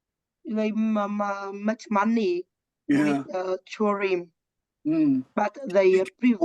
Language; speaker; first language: English; non-native, learner; Vietnamese